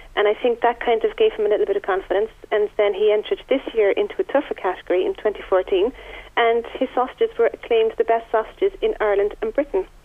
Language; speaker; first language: English; native; English